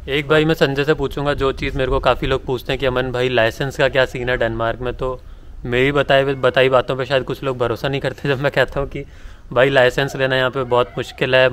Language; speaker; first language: Hindi; native; Hindi